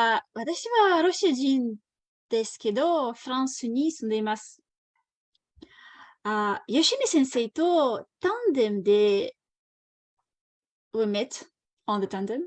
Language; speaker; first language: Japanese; non-native, learner; Russian